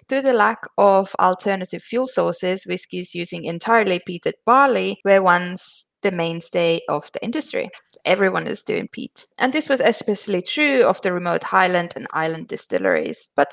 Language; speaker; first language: English; non-native, fluent; Finnish